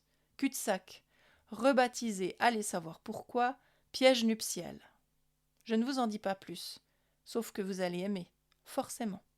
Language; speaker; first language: French; native; French